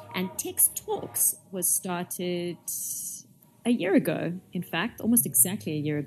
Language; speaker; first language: English; native; English